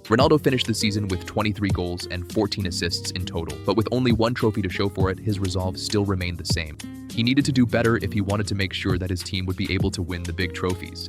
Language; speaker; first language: English; native; English